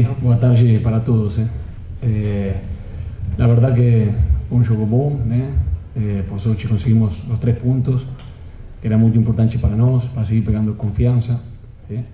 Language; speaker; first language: Portuguese; non-native, fluent; Spanish